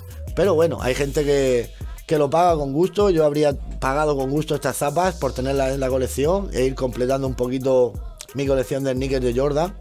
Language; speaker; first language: Spanish; native; Spanish